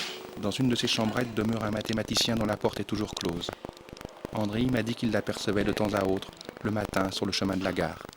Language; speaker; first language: French; native; French